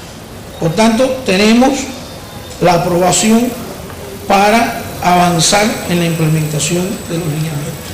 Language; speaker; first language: Spanish; native; Spanish